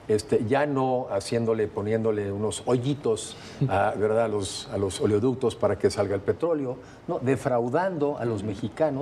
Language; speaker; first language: Spanish; native; Spanish